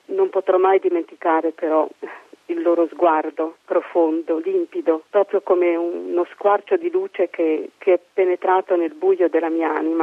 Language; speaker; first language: Italian; native; Italian